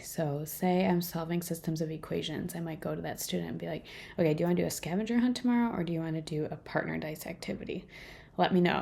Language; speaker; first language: English; native; English